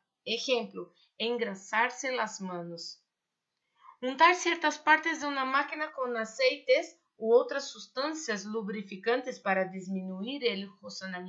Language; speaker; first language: Spanish; non-native, fluent; Portuguese